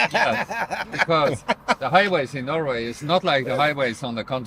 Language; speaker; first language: English; non-native, fluent; Norwegian